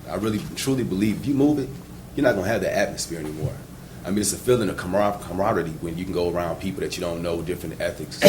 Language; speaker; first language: English; native; English